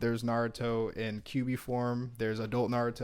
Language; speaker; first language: English; native; English